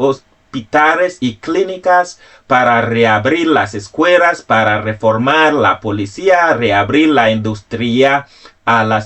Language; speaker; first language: Spanish; non-native, fluent; Haitian Creole